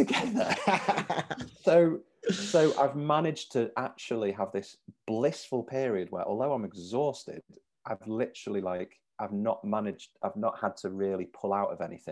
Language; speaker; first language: English; native; English